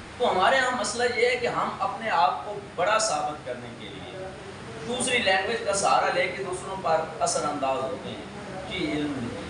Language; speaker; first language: Urdu; non-native, local second language; Punjabi